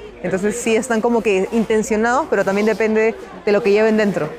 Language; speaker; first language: Spanish; native; Spanish